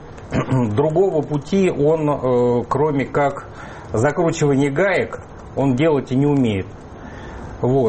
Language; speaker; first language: Russian; native; Russian